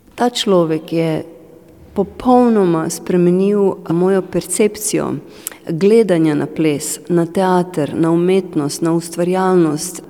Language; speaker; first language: Slovenian; non-native, fluent; Romanian